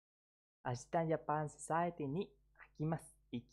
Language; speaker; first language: Japanese; non-native, learner; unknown